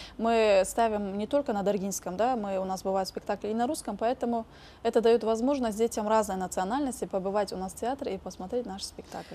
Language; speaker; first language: Russian; non-native, local second language; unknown